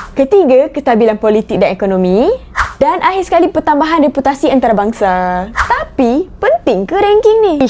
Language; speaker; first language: Malay; native; Malay